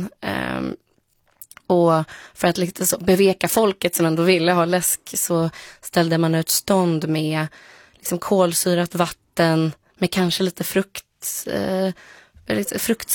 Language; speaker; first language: Swedish; early bilingual, other home language; Polish